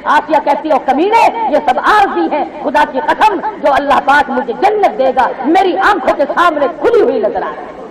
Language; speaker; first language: Urdu; non-native, local second language; Saraiki